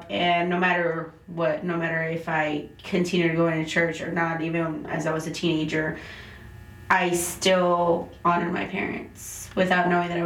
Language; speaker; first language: English; early bilingual, other home language; Spanish